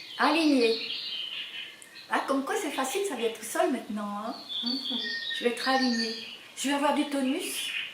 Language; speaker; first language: French; native; French